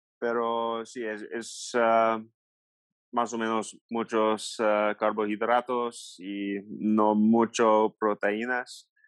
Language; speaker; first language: Spanish; non-native, learner; English